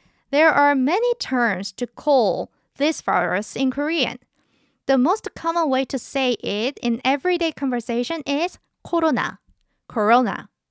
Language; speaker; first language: English; non-native, fluent; Korean